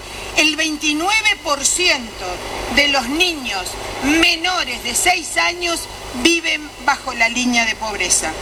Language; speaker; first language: Spanish; native; Spanish